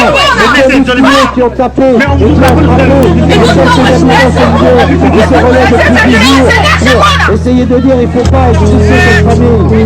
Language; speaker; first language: French; native; French